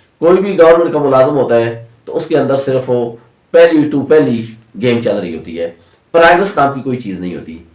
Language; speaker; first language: Urdu; non-native, local second language; Punjabi